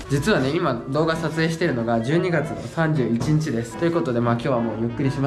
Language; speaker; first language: Japanese; native; Japanese